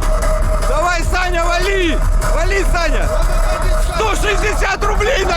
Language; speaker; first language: Russian; native; Russian